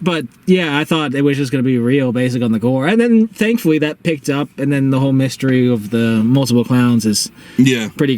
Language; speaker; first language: English; native; English